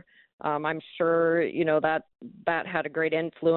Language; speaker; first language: English; native; English